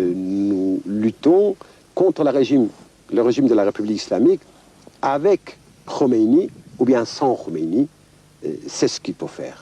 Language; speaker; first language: French; non-native, fluent; Kurdish